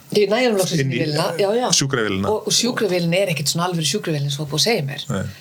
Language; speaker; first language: Icelandic; early bilingual, heritage; Icelandic